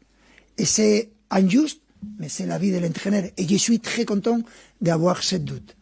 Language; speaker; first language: French; non-native, fluent; Spanish